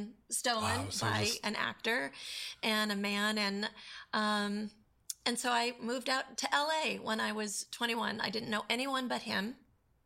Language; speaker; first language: English; native; English